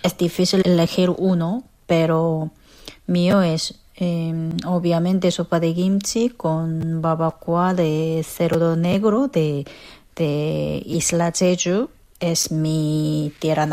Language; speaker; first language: Spanish; non-native, fluent; Korean